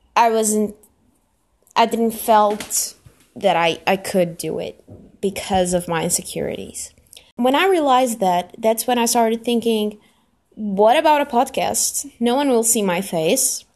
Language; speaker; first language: English; non-native, fluent; Portuguese